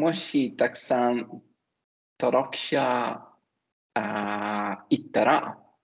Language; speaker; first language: Japanese; non-native, learner; Italian